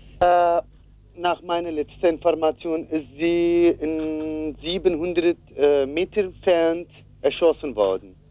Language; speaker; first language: German; non-native, learner; Kurdish